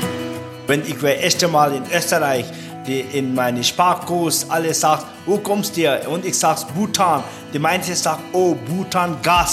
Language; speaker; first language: German; non-native, learner; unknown